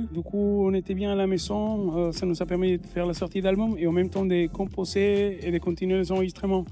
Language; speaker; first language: French; non-native, fluent; Spanish